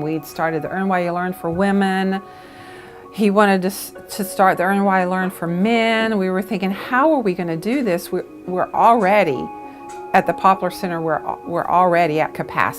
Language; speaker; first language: English; native; English